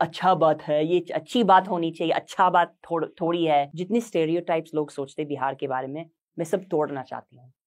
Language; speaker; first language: Hindi; non-native, fluent; English